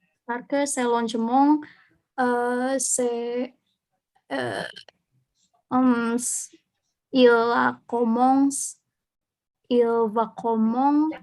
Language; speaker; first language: French; non-native, learner; Indonesian